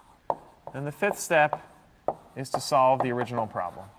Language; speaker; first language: English; native; English